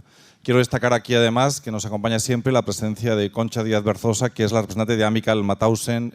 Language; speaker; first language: Spanish; native; Spanish